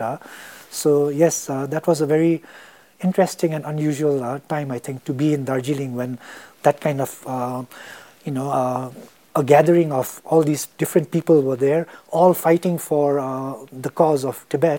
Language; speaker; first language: English; non-native, local second language; Tibetan